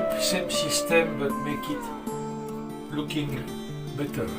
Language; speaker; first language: English; non-native, fluent; French